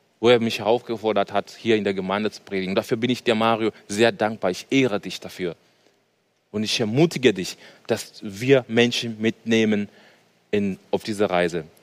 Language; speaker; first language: German; non-native, fluent; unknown